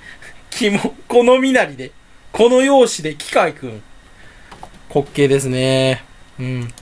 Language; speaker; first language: Japanese; native; Japanese